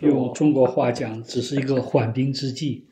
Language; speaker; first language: Chinese; native; Chinese